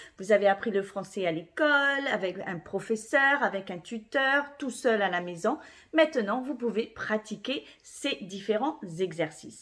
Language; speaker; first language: French; native; French